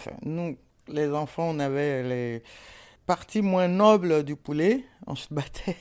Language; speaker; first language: French; non-native, local second language; Bambara